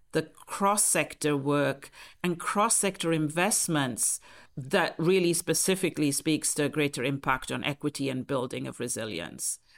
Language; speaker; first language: English; native; English